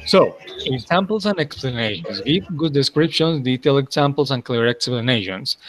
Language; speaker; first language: English; non-native, fluent; Spanish